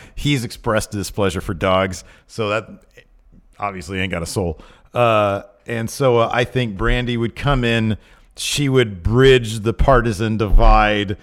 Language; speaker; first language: English; native; English